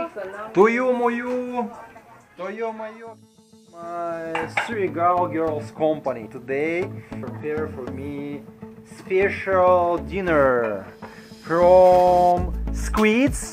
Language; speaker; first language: English; non-native, learner; Russian